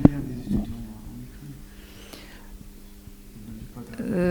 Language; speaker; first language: French; non-native, local second language; Arabic